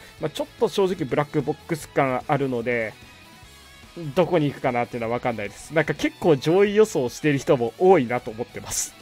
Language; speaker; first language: Japanese; native; Japanese